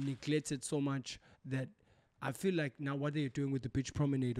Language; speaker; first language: English; non-native, local second language; Zulu